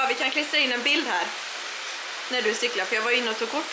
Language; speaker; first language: Swedish; native; Swedish